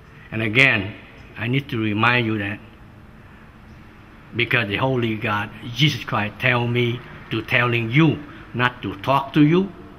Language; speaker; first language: English; non-native, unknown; Vietnamese